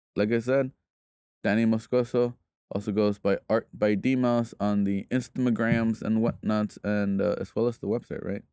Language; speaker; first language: English; early bilingual, other home language; Spanish